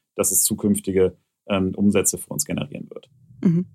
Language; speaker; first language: German; native; German